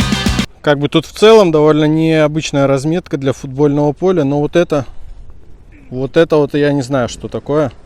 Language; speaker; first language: Russian; native; Russian